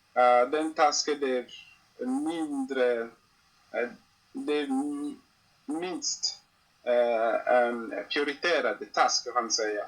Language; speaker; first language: Swedish; non-native, learner; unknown